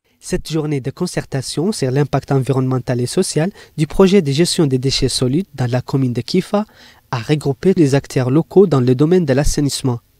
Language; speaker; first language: French; non-native, local second language; Arabic